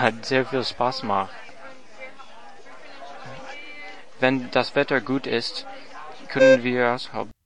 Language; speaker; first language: German; non-native, learner; English